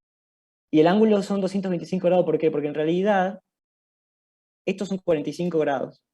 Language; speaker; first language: Spanish; native; Spanish